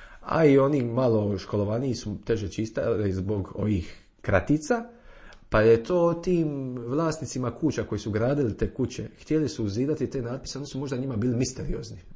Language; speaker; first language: Croatian; native; Croatian